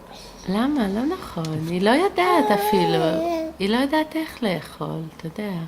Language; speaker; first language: Hebrew; non-native, fluent; Portuguese